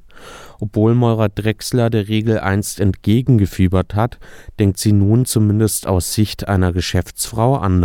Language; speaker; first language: German; native; German